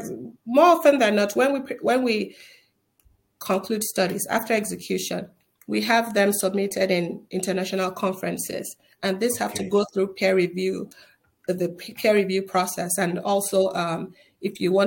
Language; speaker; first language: English; non-native, local second language; Yoruba